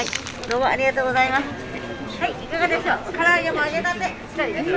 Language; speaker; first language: Japanese; native; Japanese